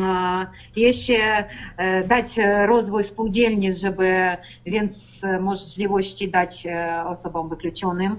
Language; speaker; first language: Polish; non-native, learner; Ukrainian